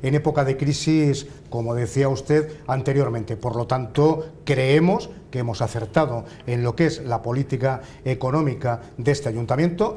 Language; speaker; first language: Spanish; native; Spanish